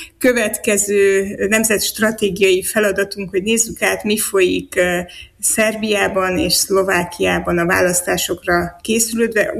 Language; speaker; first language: Hungarian; native; Hungarian